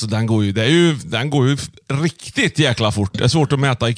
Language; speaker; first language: Swedish; native; Swedish